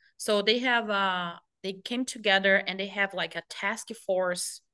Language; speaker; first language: English; non-native, fluent; Portuguese